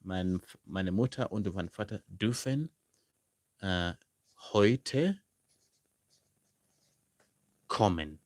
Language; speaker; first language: German; non-native, fluent; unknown